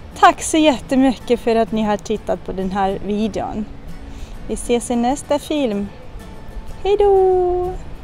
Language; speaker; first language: Swedish; non-native, fluent; Russian